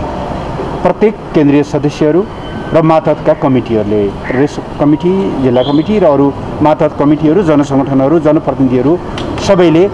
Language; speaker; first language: Nepali; native; Nepali